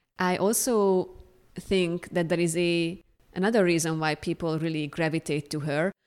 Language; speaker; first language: English; non-native, fluent; Hungarian